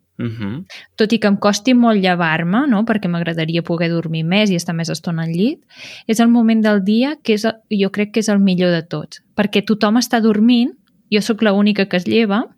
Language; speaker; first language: Catalan; native; Catalan